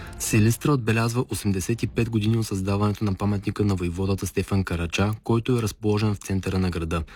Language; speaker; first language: Bulgarian; native; Bulgarian